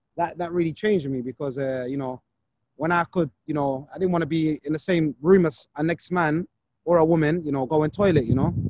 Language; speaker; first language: English; native; English